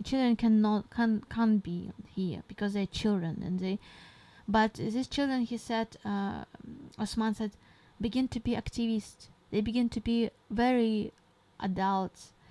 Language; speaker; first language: English; non-native, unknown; Ukrainian